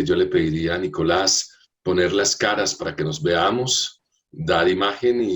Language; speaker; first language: Spanish; native; Spanish